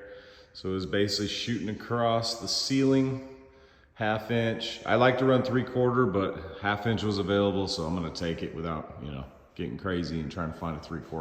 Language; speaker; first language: English; native; English